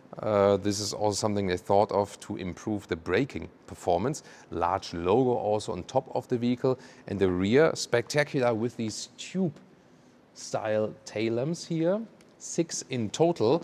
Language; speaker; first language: English; non-native, fluent; German